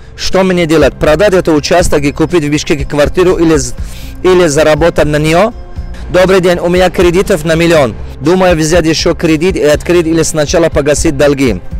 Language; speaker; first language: Russian; non-native, local second language; Tajik